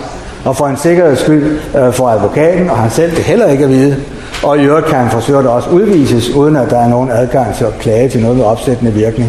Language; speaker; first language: Danish; native; Danish